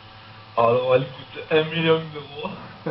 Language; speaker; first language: French; native; French